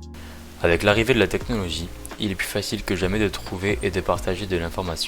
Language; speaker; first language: French; native; French